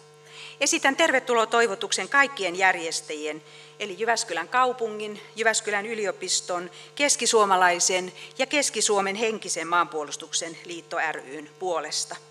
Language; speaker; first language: Finnish; native; Finnish